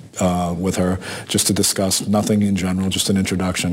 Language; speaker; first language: English; native; English